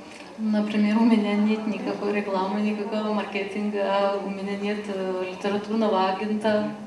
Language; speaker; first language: Russian; non-native, fluent; Lithuanian